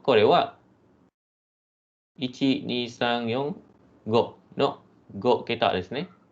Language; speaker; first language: Japanese; non-native, fluent; Malay